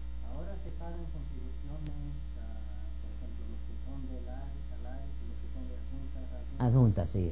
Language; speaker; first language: Spanish; non-native, fluent; English